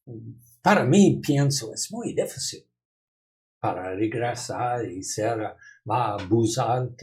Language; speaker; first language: Spanish; non-native, learner; English